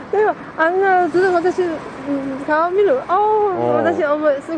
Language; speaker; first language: Japanese; non-native, learner; Chinese